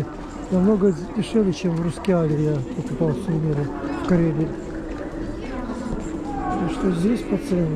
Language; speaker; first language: Russian; native; Russian